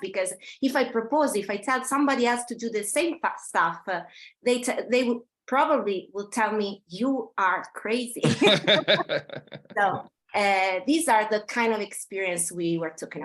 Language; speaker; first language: English; non-native, fluent; Italian